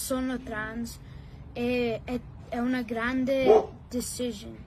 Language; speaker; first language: Italian; early bilingual, heritage; Italian